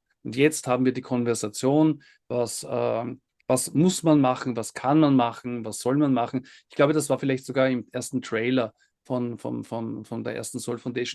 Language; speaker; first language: German; native; German